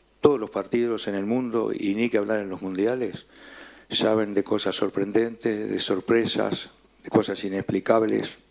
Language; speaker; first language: Spanish; native; Spanish